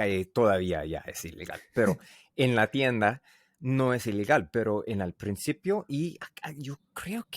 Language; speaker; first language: Spanish; non-native, learner; English